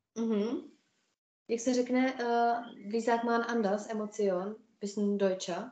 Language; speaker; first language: German; non-native, fluent; Czech